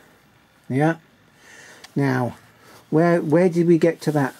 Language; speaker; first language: English; native; English